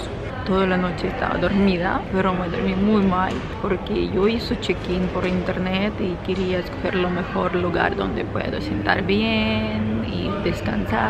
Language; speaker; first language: Spanish; non-native, fluent; Ukrainian